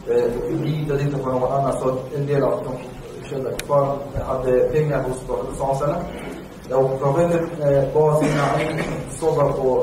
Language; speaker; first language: Swedish; early bilingual, other home language; Arabic